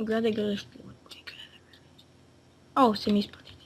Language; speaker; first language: Bosnian; native; Bosnian